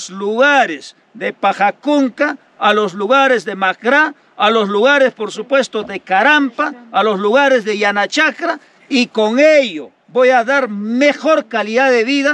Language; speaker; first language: Spanish; native; Spanish